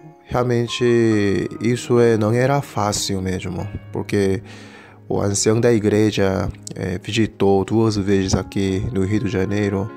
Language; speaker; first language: Portuguese; non-native, fluent; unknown